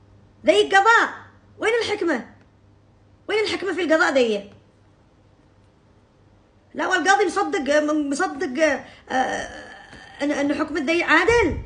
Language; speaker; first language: Arabic; native; Arabic